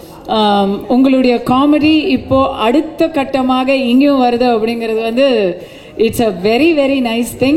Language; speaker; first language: Tamil; native; Tamil